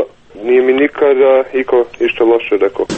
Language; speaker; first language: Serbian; early bilingual, heritage; Bosnian